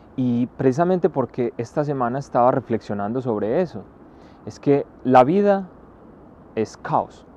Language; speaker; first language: Spanish; native; Spanish